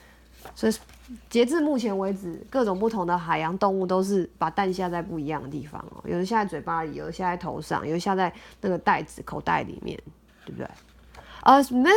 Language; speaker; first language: Chinese; native; Chinese